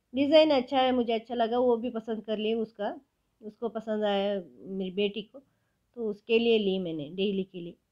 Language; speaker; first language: Hindi; non-native, local second language; Kannada